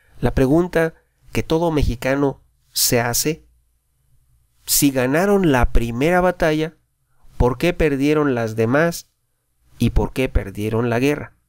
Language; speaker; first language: Spanish; native; Spanish